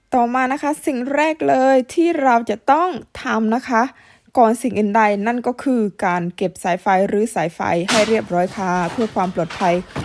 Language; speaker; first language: Thai; native; Thai